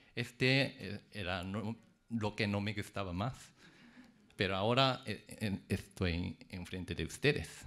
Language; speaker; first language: Spanish; non-native, fluent; Japanese